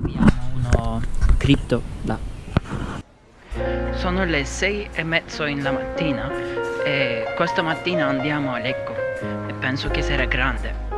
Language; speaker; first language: Italian; non-native, learner; Turkish